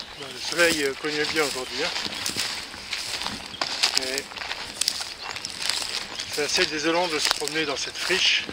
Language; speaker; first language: French; native; French